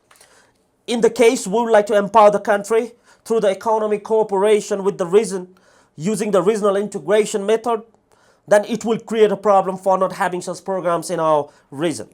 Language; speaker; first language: English; non-native, fluent; Nepali